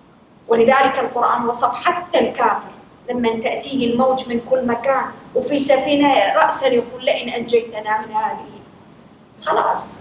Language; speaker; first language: Arabic; native; Arabic